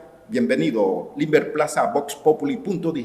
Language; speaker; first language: Spanish; native; Spanish